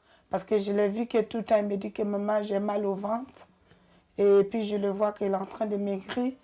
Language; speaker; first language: French; native; French